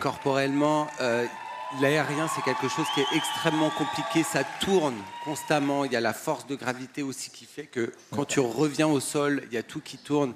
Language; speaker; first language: French; native; French